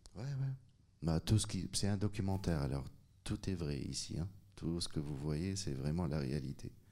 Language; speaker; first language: French; non-native, local second language; Arabic